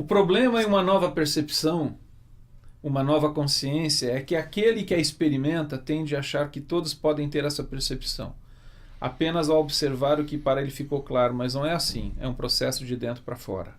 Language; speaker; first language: Portuguese; native; Portuguese